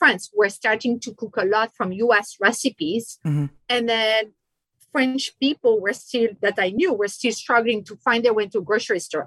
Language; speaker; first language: English; non-native, fluent; French